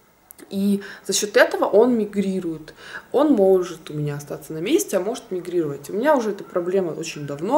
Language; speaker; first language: Russian; native; Russian